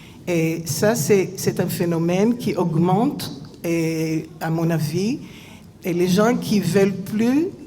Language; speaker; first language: French; non-native, fluent; Hebrew